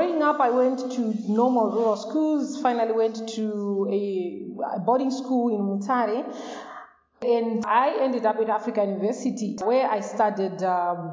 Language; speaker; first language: English; non-native, local second language; Shona